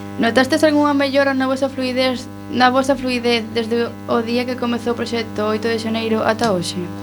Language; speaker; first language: Galician; non-native, local second language; Spanish